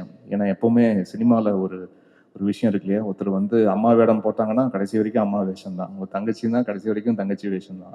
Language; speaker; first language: Tamil; native; Tamil